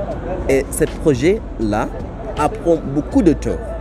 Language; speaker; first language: French; non-native, learner; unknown